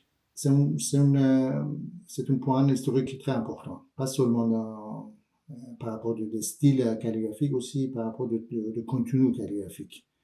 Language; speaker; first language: French; non-native, fluent; Persian